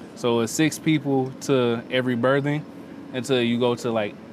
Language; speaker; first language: English; native; English